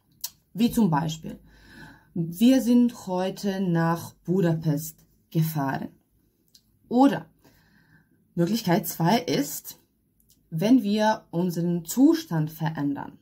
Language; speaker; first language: German; non-native, fluent; Hungarian